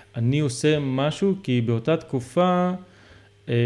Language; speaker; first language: Hebrew; native; Hebrew